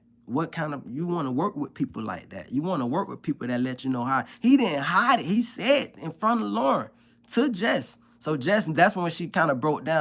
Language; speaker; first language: English; native; English